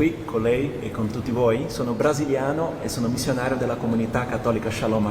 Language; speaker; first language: Italian; non-native, fluent; Portuguese